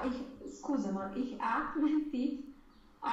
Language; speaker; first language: German; non-native, learner; Romanian